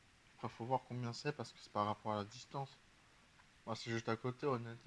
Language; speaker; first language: French; native; French